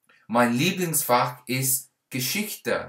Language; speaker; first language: German; non-native, learner; English